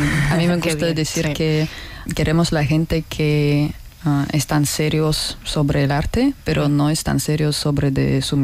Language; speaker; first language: Spanish; non-native, learner; Russian